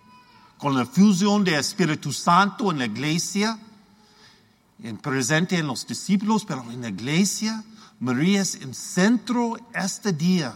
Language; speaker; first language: Spanish; non-native, learner; English